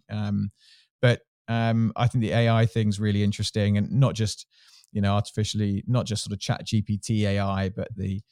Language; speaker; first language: English; native; English